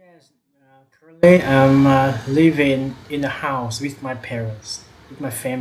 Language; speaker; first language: English; non-native, learner; Vietnamese